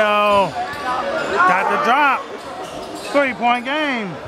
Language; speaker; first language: English; native; English